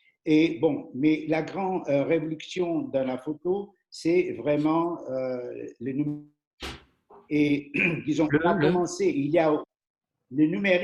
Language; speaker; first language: French; non-native, fluent; Portuguese